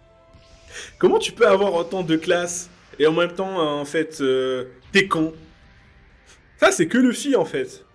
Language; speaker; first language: French; native; French